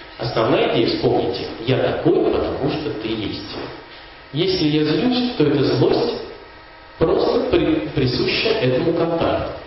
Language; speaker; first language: Russian; native; Russian